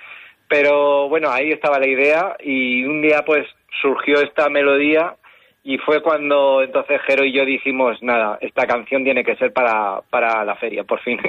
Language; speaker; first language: Spanish; native; Spanish